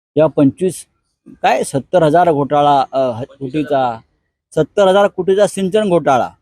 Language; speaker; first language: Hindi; non-native, local second language; Marathi